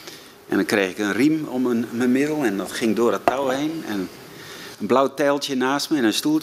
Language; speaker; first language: Dutch; native; Dutch